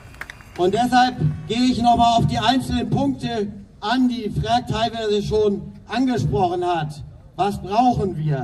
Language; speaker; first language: German; native; German